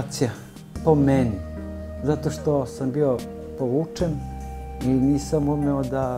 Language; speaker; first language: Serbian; early bilingual, other home language; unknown